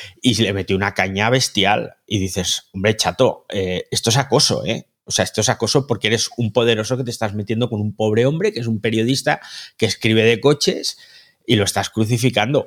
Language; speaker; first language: Spanish; native; Spanish